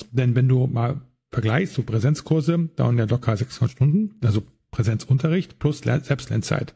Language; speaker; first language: German; native; German